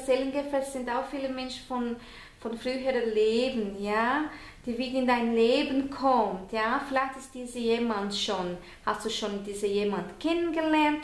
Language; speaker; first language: German; non-native, fluent; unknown